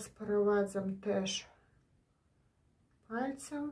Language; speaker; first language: Polish; non-native, learner; Ukrainian